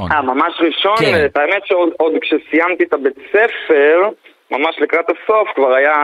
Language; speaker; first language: Hebrew; native; Hebrew